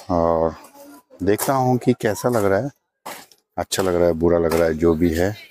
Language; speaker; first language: Hindi; non-native, local second language; Bangla